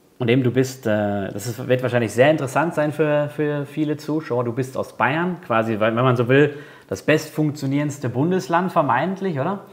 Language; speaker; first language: German; native; German